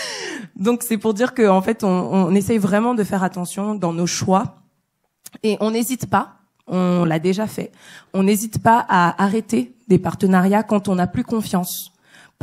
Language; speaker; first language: French; native; French